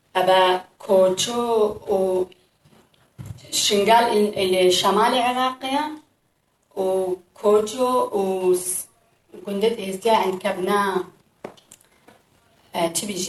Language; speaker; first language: German; non-native, learner; Kurdish